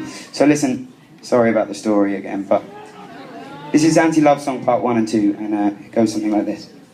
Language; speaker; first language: English; native; English